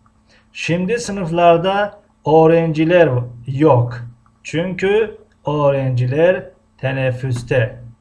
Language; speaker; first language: Turkish; non-native, fluent; Tajik